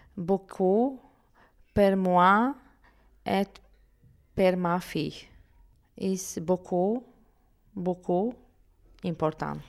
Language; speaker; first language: French; non-native, learner; Albanian